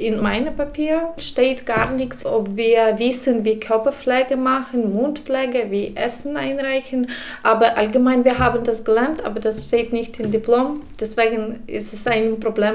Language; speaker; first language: German; non-native, learner; Ukrainian